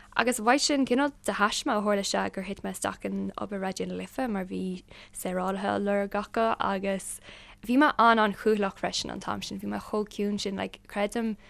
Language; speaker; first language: Irish; non-native, local second language; English